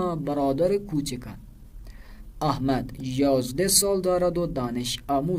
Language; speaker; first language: Persian; non-native, fluent; Urdu